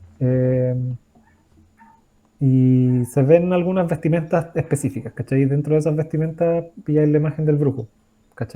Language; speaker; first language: Spanish; native; Spanish